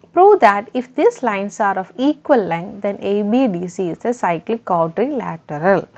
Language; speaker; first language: English; non-native, local second language; Malayalam